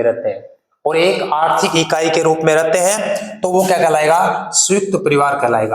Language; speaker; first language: Hindi; native; Hindi